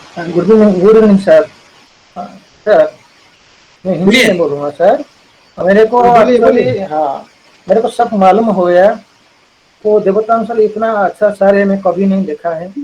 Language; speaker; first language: Hindi; non-native, local second language; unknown